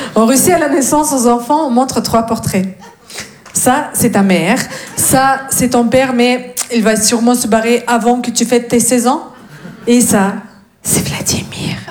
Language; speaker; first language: French; non-native, fluent; Russian